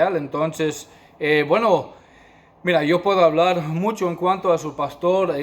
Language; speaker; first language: Spanish; non-native, fluent; English